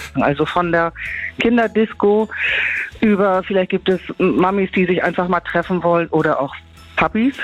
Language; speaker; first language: German; native; German